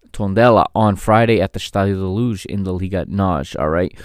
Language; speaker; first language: English; native; English